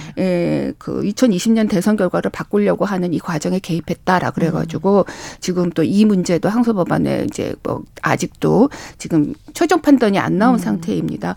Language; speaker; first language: Korean; native; Korean